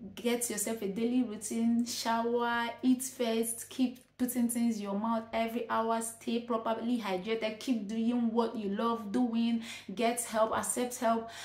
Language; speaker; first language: English; non-native, local second language; Igbo